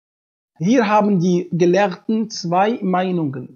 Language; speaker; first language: German; non-native, fluent; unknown